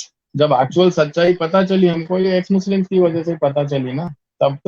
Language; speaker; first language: Hindi; native; Hindi